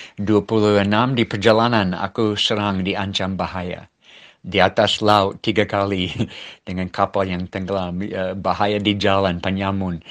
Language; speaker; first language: Malay; non-native, fluent; English